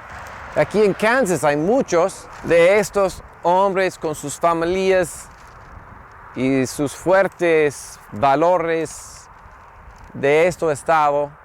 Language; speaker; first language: Spanish; non-native, learner; English